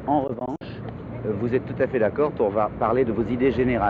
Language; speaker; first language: French; native; French